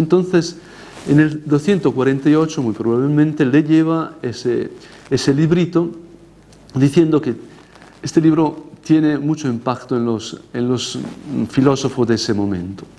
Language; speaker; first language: Spanish; non-native, fluent; Italian